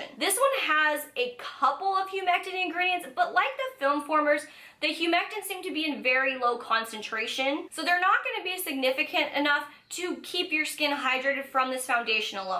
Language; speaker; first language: English; native; English